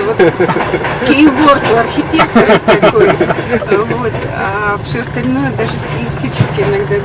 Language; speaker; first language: Russian; native; Russian